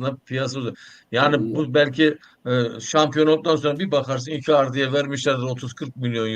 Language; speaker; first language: Turkish; native; Turkish